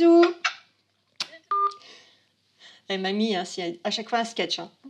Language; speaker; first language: French; native; French